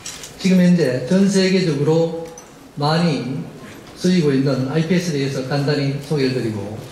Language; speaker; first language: Korean; native; Korean